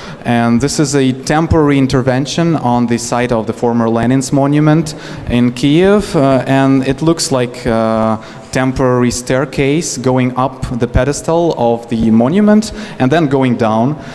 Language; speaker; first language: English; non-native, fluent; Ukrainian